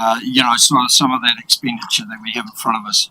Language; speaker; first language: English; native; English